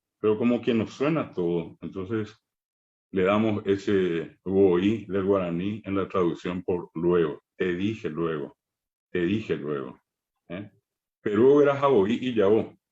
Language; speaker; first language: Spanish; non-native, local second language; Guarani